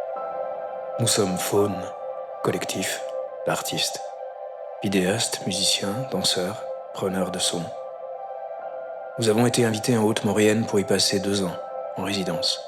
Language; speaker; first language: French; native; French